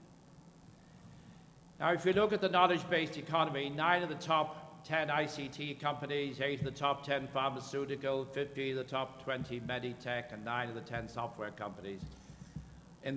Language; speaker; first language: English; native; English